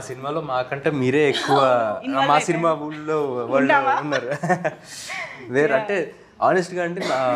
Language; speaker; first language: Telugu; native; Telugu